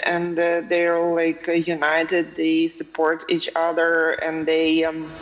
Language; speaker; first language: English; non-native, fluent; Ukrainian